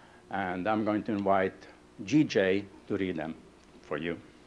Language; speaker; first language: English; non-native, fluent; Lithuanian